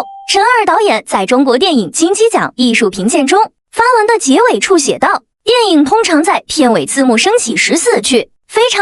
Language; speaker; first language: Chinese; native; Chinese